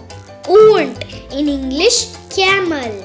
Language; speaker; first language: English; non-native, local second language; Hindi